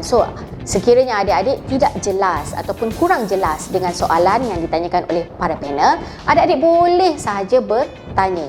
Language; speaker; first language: Malay; native; Malay